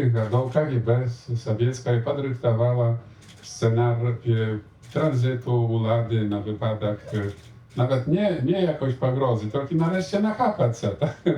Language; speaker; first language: Polish; non-native, learner; Belarusian